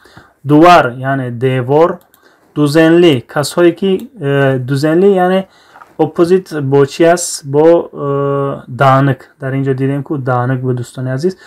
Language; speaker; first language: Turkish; non-native, fluent; Tajik